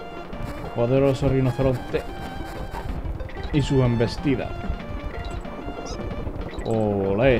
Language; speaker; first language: Spanish; native; Spanish